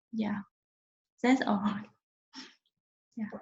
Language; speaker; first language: English; non-native, learner; Vietnamese